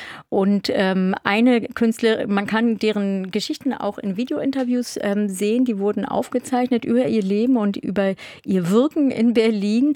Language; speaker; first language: German; native; German